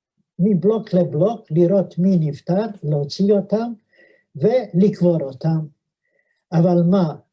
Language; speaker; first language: Hebrew; non-native, fluent; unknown